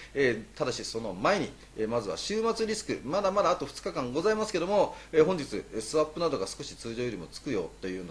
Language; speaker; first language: Japanese; native; Japanese